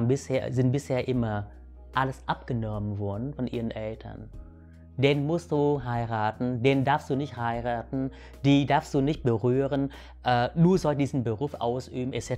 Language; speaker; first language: German; early bilingual, other home language; Vietnamese